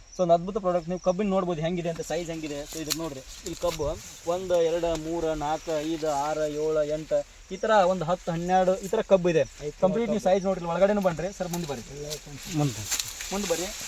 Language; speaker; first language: Kannada; native; Kannada